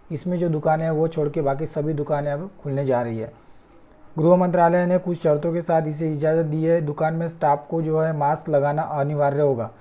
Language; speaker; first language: Hindi; non-native, local second language; Marathi